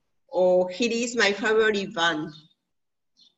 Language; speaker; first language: English; non-native, learner; Spanish